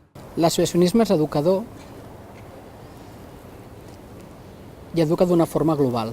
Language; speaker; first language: Catalan; native; Catalan